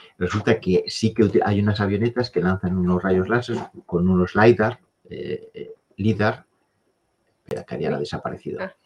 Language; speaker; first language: Spanish; native; Spanish